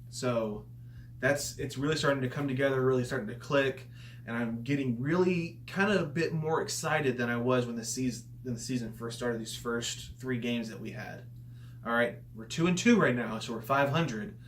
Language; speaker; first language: English; native; English